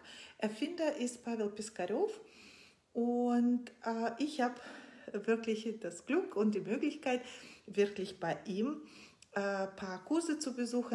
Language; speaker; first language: German; non-native, fluent; Russian